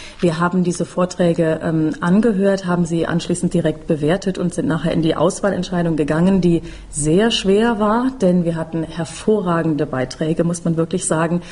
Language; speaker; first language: German; native; German